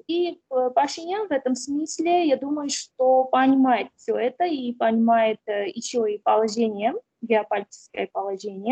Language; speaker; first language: Russian; non-native, fluent; Armenian